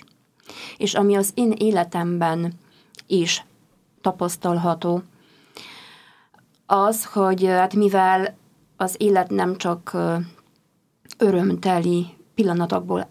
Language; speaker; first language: Hungarian; non-native, fluent; Polish